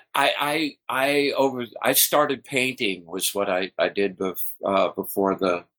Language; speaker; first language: English; native; English